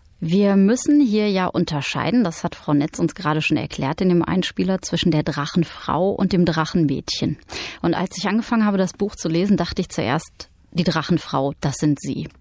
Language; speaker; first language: German; native; German